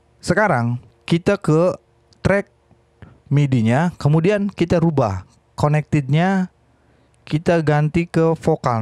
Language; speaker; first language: Indonesian; native; Indonesian